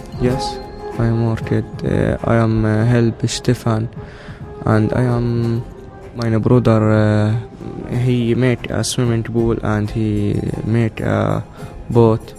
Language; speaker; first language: English; non-native, learner; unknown